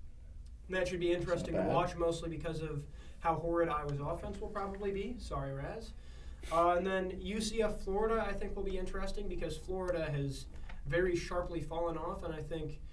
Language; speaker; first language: English; native; English